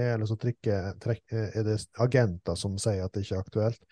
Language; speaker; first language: Norwegian; native; Norwegian